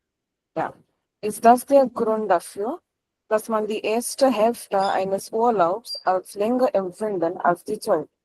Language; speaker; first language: German; non-native, learner; Marathi